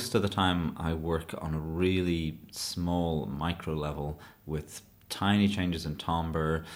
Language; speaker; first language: English; native; English